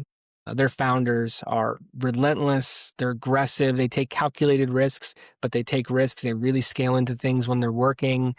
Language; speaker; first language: English; native; English